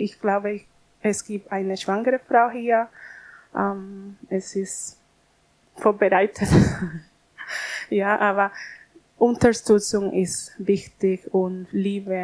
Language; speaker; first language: German; non-native, learner; Spanish